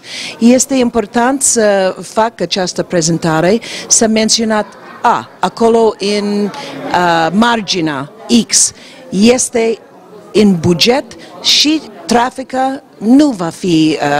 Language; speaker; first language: Romanian; non-native, learner; English